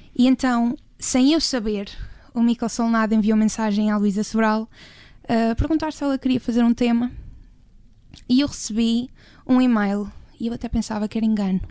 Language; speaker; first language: Portuguese; native; Portuguese